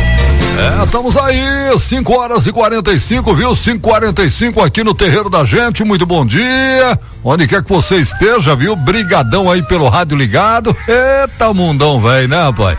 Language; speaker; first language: Portuguese; native; Portuguese